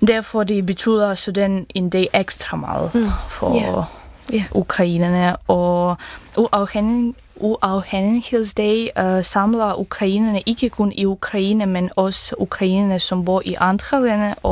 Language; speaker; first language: Danish; non-native, fluent; Ukrainian